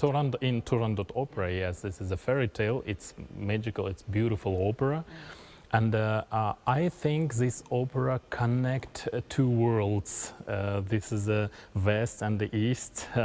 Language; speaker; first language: English; non-native, learner; Kazakh